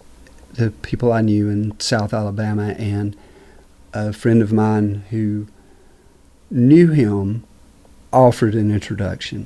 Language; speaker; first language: English; native; English